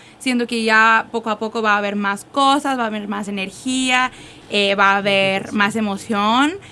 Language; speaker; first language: Spanish; early bilingual, heritage; Spanish